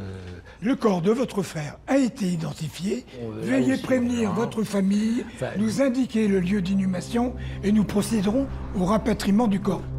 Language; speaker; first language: French; native; French